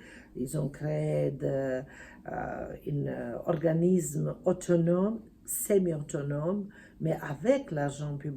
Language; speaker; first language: French; non-native, fluent; Serbian